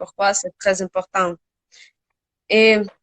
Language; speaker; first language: French; non-native, learner; Russian